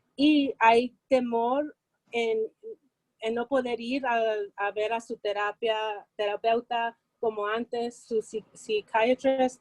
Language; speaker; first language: Spanish; early bilingual, heritage; Spanish